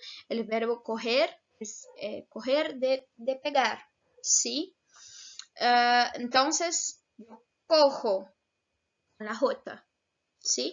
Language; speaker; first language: Spanish; non-native, fluent; Portuguese